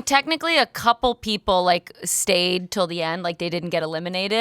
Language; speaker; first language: English; native; English